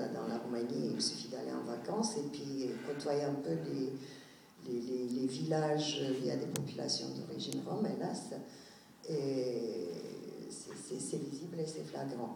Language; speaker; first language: French; non-native, fluent; Romanian